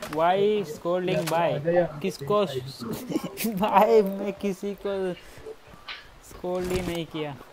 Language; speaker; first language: Hindi; non-native, local second language; Kannada